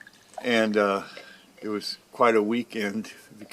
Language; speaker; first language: English; native; English